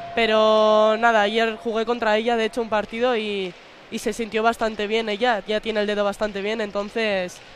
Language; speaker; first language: Spanish; native; Spanish